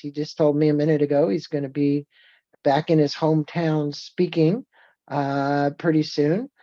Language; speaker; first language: English; native; English